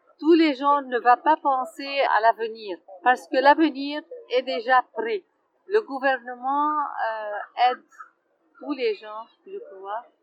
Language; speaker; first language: French; non-native, fluent; Arabic